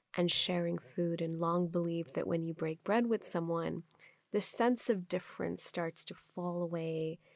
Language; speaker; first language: English; non-native, local second language; Urdu